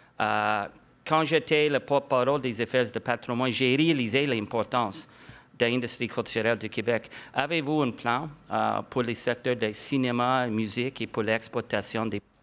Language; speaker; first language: French; non-native, local second language; English